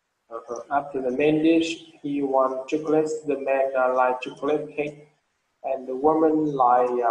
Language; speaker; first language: English; non-native, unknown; Vietnamese